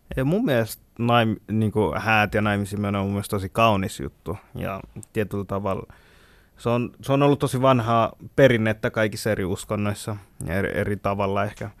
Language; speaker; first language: Finnish; early bilingual, other home language; Bangla